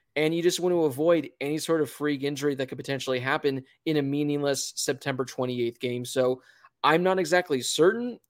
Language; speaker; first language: English; native; English